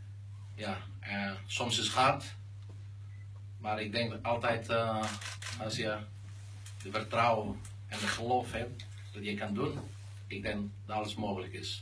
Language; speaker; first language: Dutch; non-native, learner; Greek